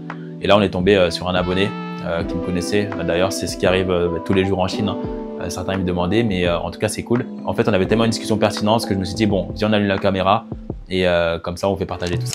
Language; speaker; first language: French; native; French